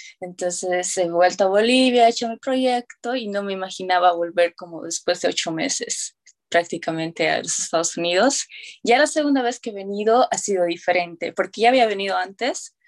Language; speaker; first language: Spanish; native; Spanish